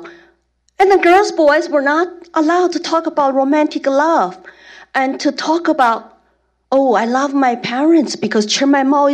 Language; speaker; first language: English; non-native, fluent; Chinese